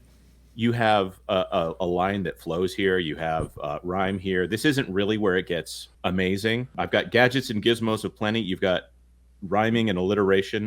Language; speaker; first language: English; native; English